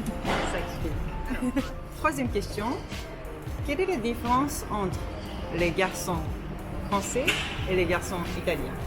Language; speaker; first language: French; non-native, fluent; Japanese